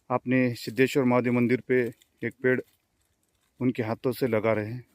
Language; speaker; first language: Hindi; non-native, local second language; Marathi